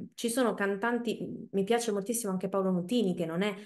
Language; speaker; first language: Italian; native; Italian